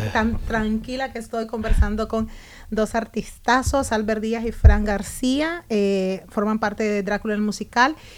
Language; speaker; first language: Spanish; native; Spanish